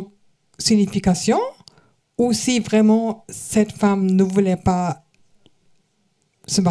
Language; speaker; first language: French; non-native, learner; German